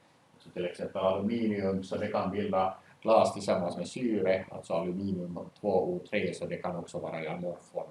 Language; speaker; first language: Swedish; native; Swedish